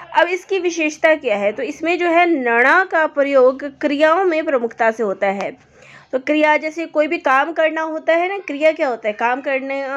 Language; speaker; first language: Hindi; native; Hindi